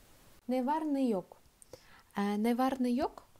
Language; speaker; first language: Turkish; non-native, fluent; Kazakh